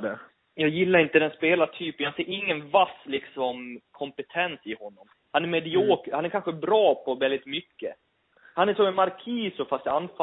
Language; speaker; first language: Swedish; native; Swedish